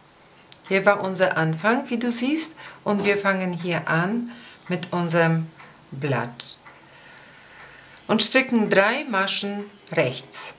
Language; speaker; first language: German; non-native, fluent; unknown